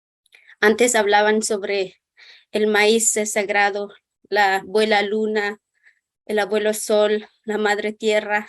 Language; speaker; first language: Spanish; non-native, local second language; Kʼicheʼ